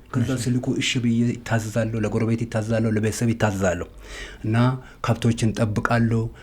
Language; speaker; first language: Amharic; non-native, local second language; Wolaytta